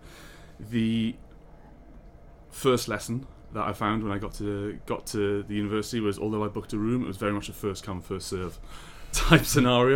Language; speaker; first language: English; native; English